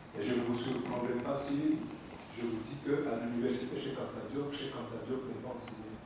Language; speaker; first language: French; non-native, local second language; Lingala